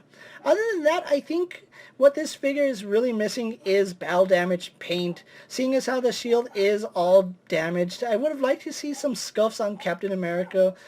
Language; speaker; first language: English; native; English